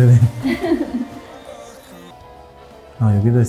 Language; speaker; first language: Korean; non-native, fluent; Spanish